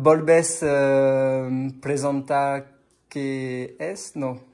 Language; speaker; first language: Spanish; non-native, learner; French